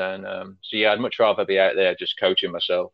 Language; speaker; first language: English; native; English